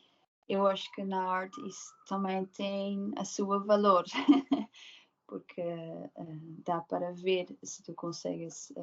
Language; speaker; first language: Portuguese; non-native, learner; Dutch